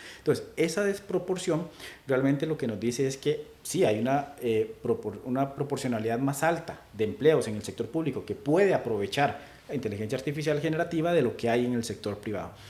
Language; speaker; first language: Spanish; native; Spanish